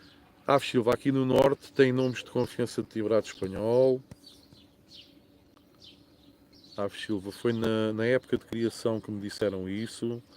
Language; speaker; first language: Portuguese; native; Portuguese